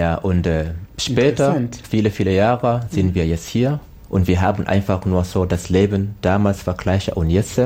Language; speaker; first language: German; non-native, learner; Swahili